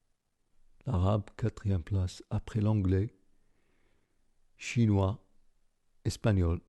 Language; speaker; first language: French; non-native, local second language; Arabic